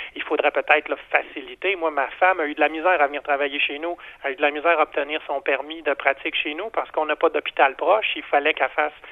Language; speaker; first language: French; native; French